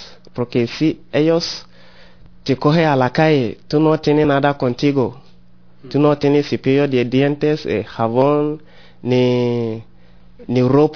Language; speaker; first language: Spanish; non-native, learner; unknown